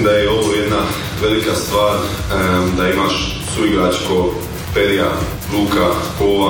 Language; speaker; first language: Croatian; early bilingual, heritage; Croatian